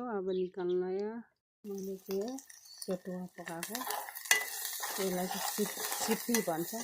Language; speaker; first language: Nepali; non-native, local second language; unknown